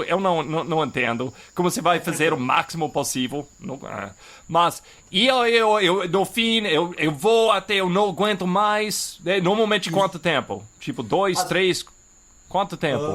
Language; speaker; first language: Portuguese; non-native, fluent; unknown